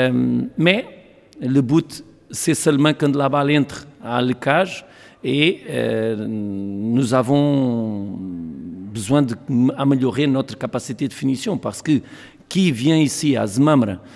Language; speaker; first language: French; non-native, learner; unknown